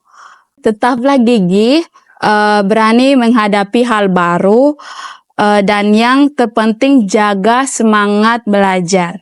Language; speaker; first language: Indonesian; non-native, learner; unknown